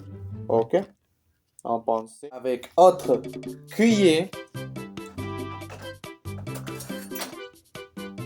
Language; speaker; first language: French; non-native, learner; Spanish